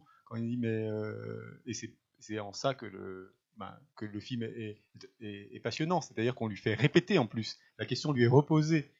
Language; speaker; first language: French; native; French